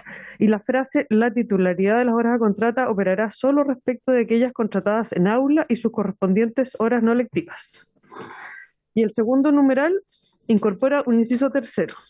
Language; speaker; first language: Spanish; native; Spanish